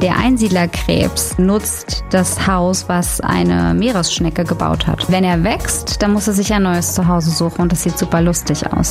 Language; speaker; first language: German; native; German